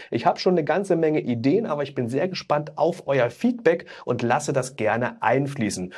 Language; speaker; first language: German; native; German